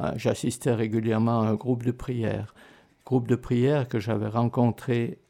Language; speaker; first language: French; native; French